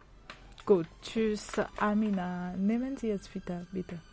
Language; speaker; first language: German; non-native, fluent; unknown